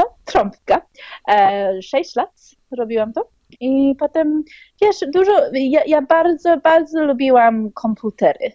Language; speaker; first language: Polish; early bilingual, heritage; Polish